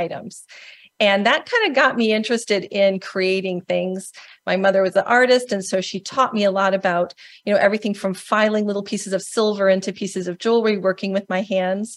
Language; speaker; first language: English; native; English